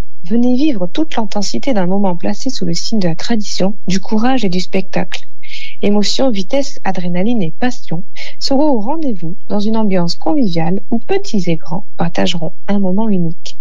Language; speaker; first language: French; native; French